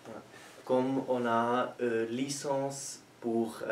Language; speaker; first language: French; non-native, learner; German